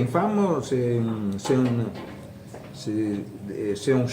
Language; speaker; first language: French; non-native, fluent; Italian